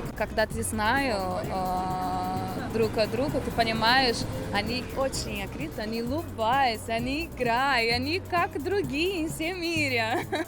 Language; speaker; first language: Russian; non-native, learner; Portuguese